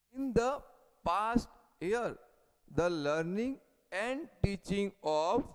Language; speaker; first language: English; non-native, local second language; Gujarati